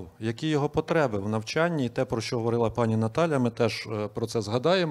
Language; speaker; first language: Ukrainian; native; Ukrainian